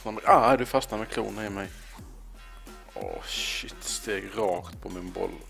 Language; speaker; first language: Swedish; native; Swedish